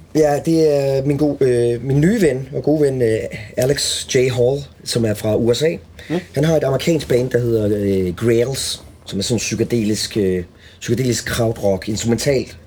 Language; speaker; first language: Danish; early bilingual, other home language; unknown